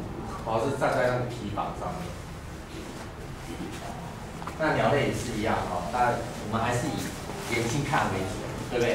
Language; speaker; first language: Chinese; native; Chinese